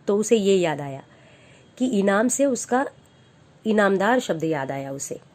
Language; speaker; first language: Hindi; non-native, local second language; Marathi